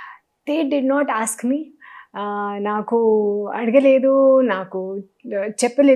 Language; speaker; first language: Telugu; non-native, local second language; Hindi